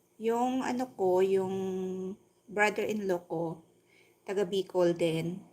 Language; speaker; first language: Filipino; non-native, local second language; Hiligaynon